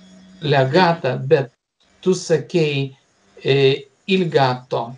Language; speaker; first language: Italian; non-native, learner; Lithuanian